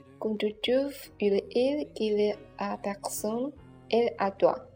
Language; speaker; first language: French; non-native, learner; Chinese